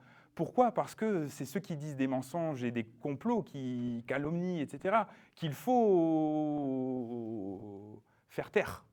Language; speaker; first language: French; native; French